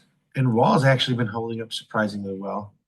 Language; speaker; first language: English; native; English